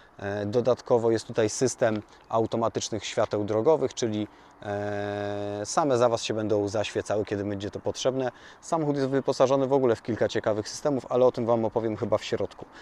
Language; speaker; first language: Polish; native; Polish